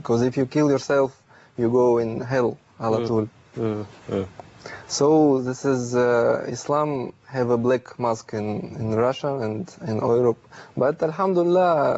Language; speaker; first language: English; non-native, learner; Russian